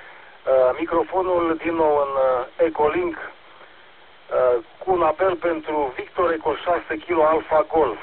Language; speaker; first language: Romanian; native; Romanian